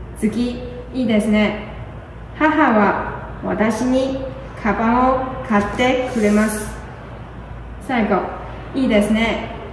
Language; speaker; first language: Japanese; non-native, learner; Chinese